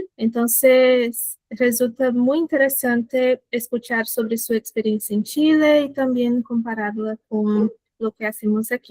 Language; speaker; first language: Spanish; non-native, fluent; Portuguese